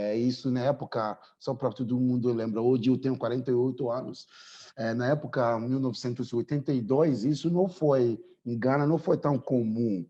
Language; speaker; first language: Portuguese; non-native, fluent; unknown